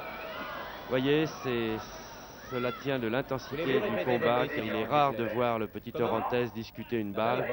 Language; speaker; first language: French; native; French